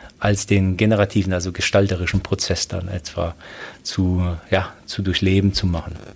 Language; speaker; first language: German; early bilingual, other home language; Polish